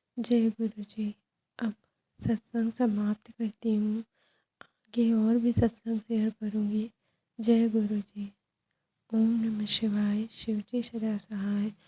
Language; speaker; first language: Hindi; native; Hindi